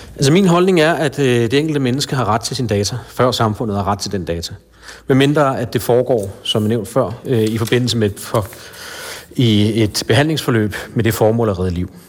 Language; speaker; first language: Danish; native; Danish